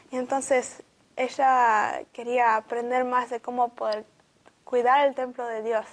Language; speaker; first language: Spanish; early bilingual, heritage; Spanish